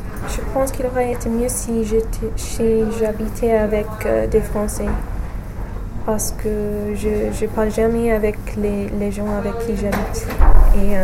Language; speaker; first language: French; non-native, fluent; English